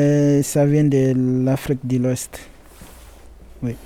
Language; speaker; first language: French; non-native, learner; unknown